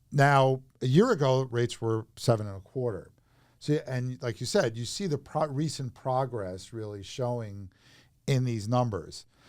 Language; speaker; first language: English; native; English